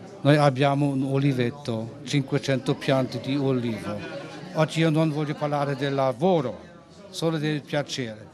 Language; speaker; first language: Italian; non-native, learner; German